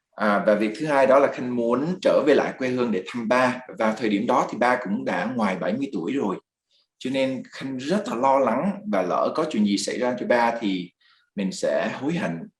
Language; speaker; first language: Vietnamese; early bilingual, other home language; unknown